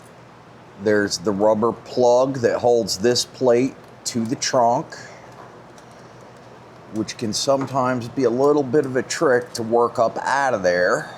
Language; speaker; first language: English; native; English